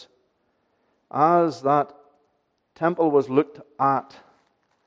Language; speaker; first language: English; native; English